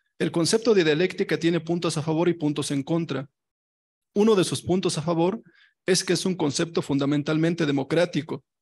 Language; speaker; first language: Spanish; native; Spanish